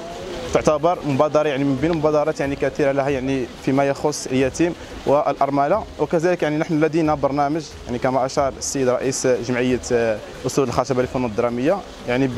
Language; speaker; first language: Arabic; native; Arabic